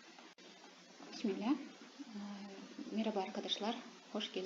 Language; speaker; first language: Turkish; non-native, fluent; Kazakh